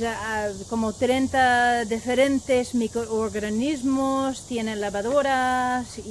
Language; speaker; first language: Spanish; non-native, learner; English